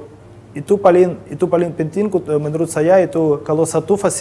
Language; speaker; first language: Indonesian; non-native, learner; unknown